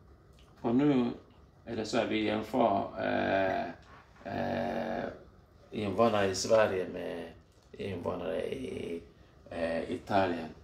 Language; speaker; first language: Swedish; non-native, fluent; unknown